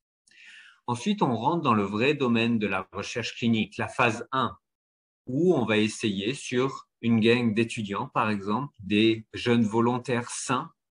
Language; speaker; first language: French; native; French